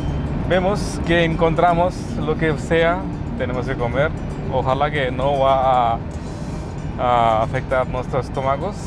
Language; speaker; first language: Spanish; non-native, fluent; Hindi